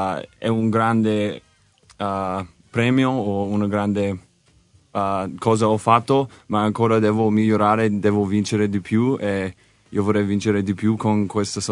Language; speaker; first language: Italian; non-native, learner; English